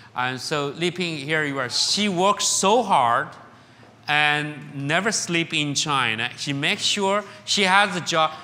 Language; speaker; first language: English; non-native, fluent; Chinese